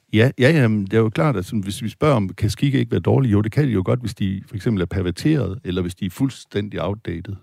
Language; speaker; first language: Danish; native; Danish